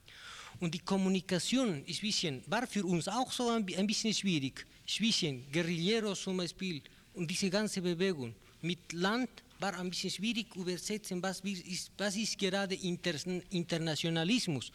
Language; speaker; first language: German; non-native, learner; Spanish